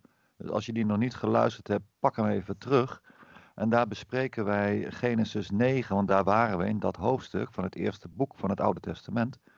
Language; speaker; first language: Dutch; native; Dutch